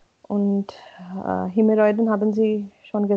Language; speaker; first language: German; non-native, learner; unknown